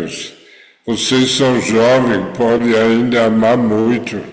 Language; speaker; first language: Portuguese; non-native, fluent; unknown